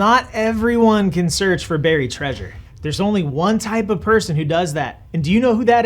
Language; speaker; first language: English; native; English